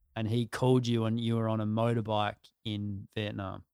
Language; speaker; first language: English; native; English